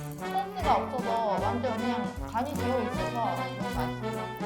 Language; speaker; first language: Korean; non-native, fluent; Japanese